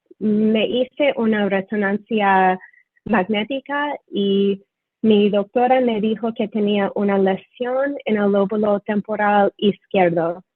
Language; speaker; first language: Spanish; non-native, fluent; English